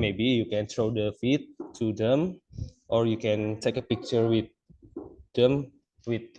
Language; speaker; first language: English; non-native, local second language; Indonesian